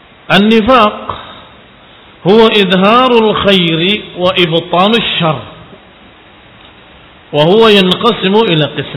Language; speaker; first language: Arabic; non-native, fluent; Indonesian